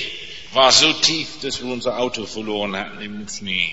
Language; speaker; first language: German; non-native, fluent; English